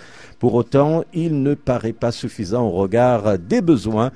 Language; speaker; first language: French; native; French